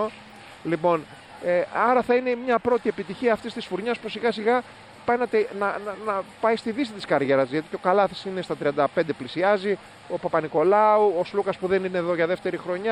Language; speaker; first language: Greek; native; Greek